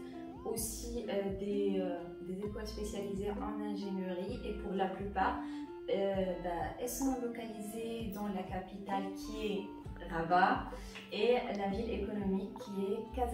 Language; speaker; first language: French; non-native, local second language; Arabic